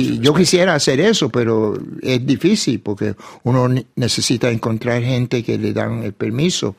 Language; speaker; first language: Spanish; early bilingual, heritage; Spanish